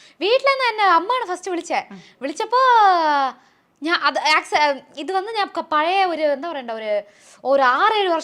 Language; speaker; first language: Malayalam; non-native, local second language; Tamil